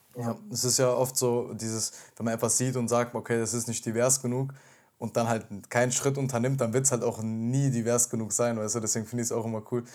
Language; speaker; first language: German; early bilingual, other home language; Turkish